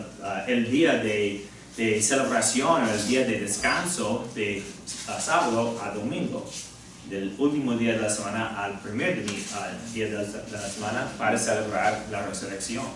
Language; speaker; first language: Spanish; non-native, fluent; English